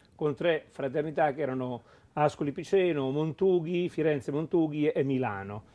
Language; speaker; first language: Italian; native; Italian